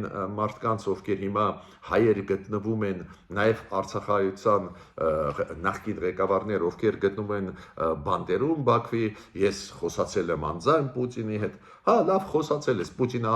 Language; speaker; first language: Armenian; native; Armenian